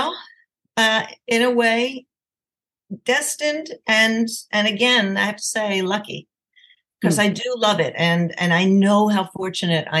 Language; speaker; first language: English; native; English